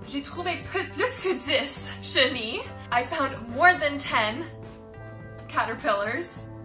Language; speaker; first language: French; non-native, fluent; English